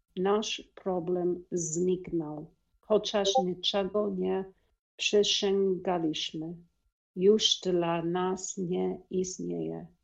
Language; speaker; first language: Polish; non-native, learner; English